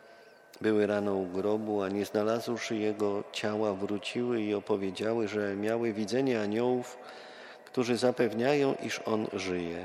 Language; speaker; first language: Polish; native; Polish